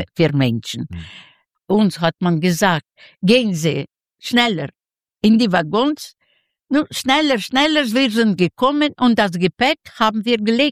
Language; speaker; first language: German; non-native, learner; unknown